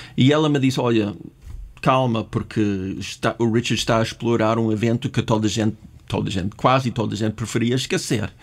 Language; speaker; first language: Portuguese; non-native, fluent; English